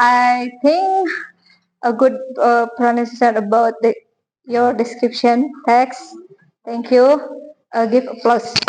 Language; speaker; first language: English; non-native, learner; Indonesian